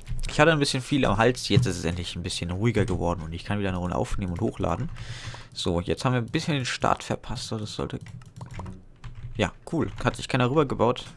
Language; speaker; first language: German; native; German